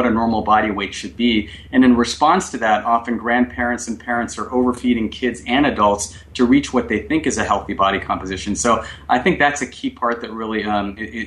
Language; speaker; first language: English; non-native, local second language; Bangla